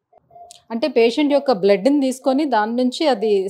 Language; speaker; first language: Telugu; native; Telugu